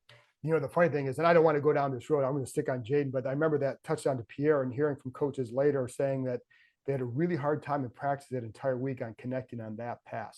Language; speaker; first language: English; native; English